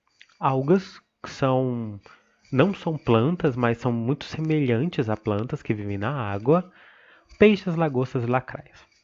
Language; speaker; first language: Portuguese; native; Portuguese